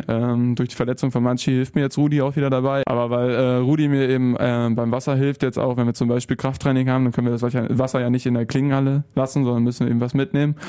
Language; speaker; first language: German; native; German